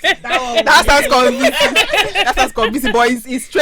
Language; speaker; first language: English; non-native, local second language; Yoruba